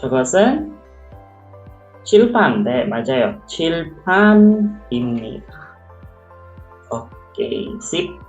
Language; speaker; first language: Korean; non-native, local second language; Indonesian